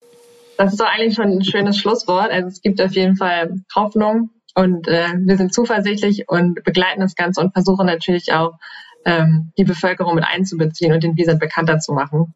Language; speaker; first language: German; native; German